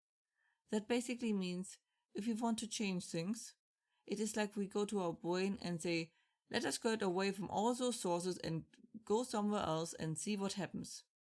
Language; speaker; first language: English; non-native, fluent; German